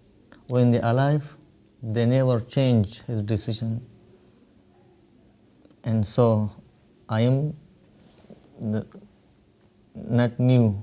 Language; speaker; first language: English; non-native, learner; Pashto